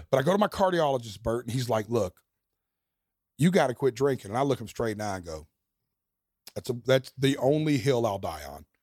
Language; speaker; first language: English; native; English